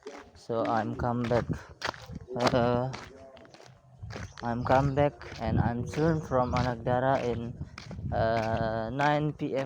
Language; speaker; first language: English; non-native, learner; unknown